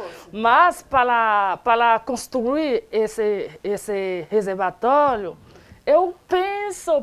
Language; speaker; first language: Portuguese; non-native, learner; Haitian Creole